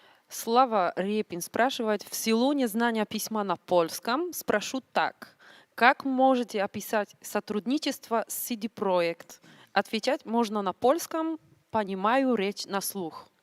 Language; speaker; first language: Russian; non-native, fluent; Polish